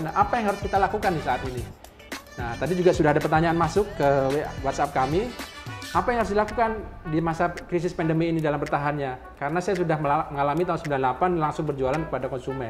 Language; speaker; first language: Indonesian; native; Indonesian